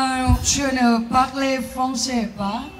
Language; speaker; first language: French; non-native, learner; Thai